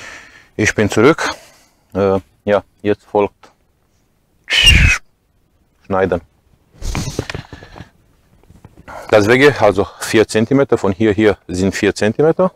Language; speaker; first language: German; non-native, fluent; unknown